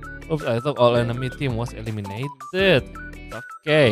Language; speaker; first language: English; non-native, learner; Indonesian